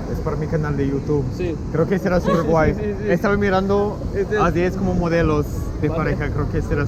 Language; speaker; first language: Spanish; non-native, learner; English